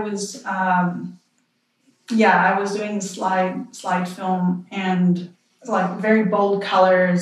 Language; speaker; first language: English; non-native, fluent; French